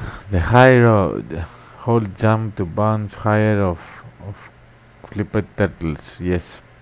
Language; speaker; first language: English; non-native, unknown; Greek